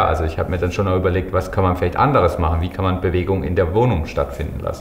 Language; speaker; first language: German; native; German